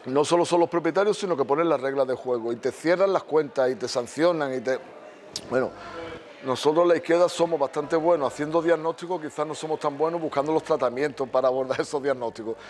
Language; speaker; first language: Spanish; native; Spanish